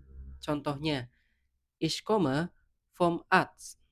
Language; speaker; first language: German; non-native, learner; Indonesian